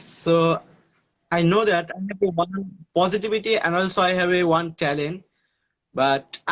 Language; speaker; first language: English; non-native, learner; Bangla